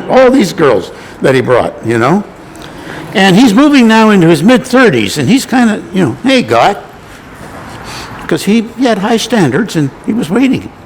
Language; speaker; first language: English; native; English